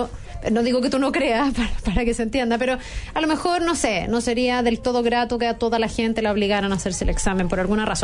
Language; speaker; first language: Spanish; native; Spanish